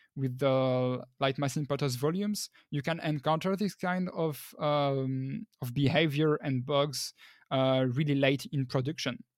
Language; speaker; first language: English; non-native, fluent; French